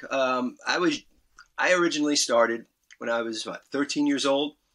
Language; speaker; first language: English; native; English